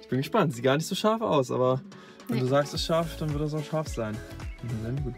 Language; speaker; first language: German; native; German